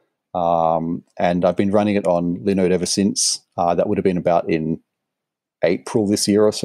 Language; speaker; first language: English; native; English